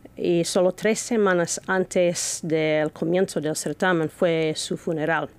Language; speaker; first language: Spanish; non-native, fluent; English